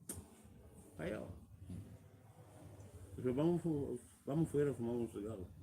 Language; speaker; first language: Spanish; non-native, learner; Romanian